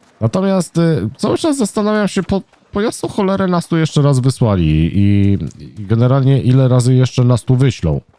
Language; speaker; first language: Polish; native; Polish